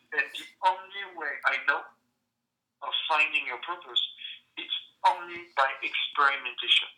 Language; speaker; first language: English; non-native, fluent; French